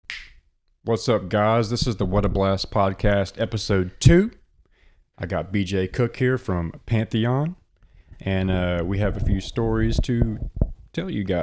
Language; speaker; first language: English; native; English